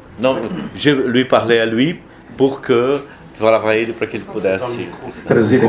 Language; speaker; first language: French; non-native, learner; Portuguese